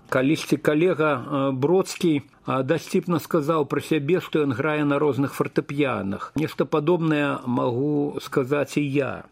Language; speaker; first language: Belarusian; native; Belarusian